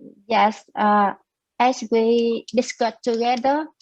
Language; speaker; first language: English; non-native, learner; Vietnamese